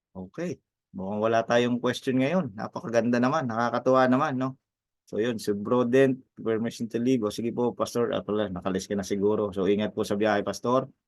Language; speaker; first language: Filipino; native; Filipino